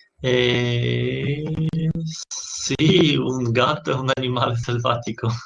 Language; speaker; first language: Italian; non-native, learner; Polish